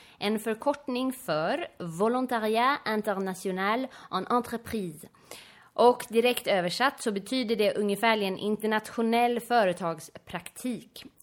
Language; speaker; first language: Swedish; native; Swedish